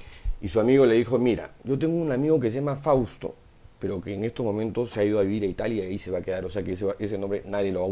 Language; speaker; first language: Spanish; native; Spanish